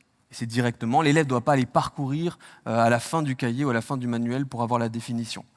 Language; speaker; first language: French; native; French